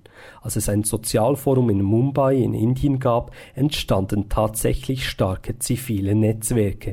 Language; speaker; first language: German; native; German